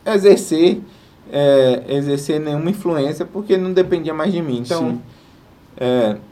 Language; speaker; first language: Portuguese; native; Portuguese